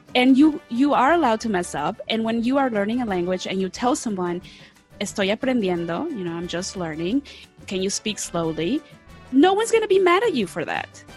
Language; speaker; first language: English; early bilingual, other home language; Spanish